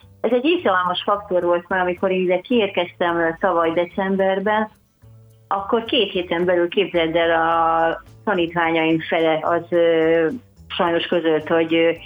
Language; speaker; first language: Hungarian; native; Hungarian